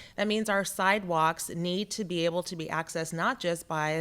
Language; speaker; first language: English; native; English